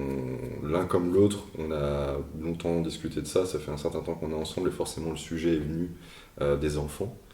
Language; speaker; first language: French; native; French